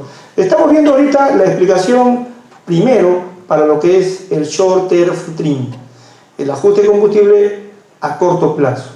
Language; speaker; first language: Spanish; native; Spanish